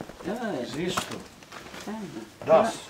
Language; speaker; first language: German; non-native, learner; Croatian